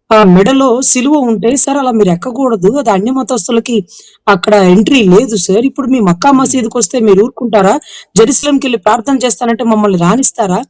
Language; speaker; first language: Telugu; native; Telugu